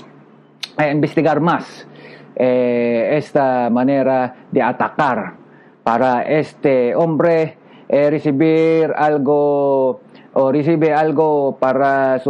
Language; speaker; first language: Spanish; non-native, learner; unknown